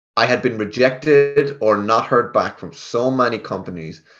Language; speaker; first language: English; native; English